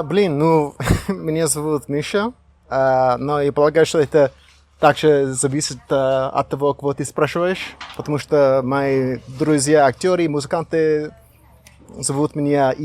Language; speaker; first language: Russian; non-native, learner; English